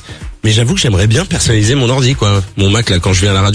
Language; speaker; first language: French; native; French